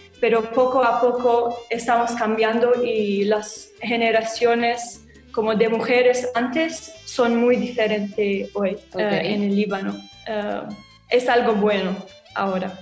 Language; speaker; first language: Spanish; non-native, learner; Arabic